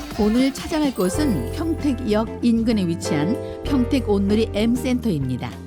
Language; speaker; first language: Korean; native; Korean